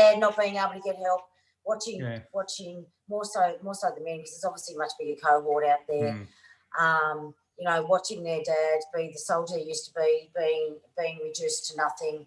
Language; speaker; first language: English; native; English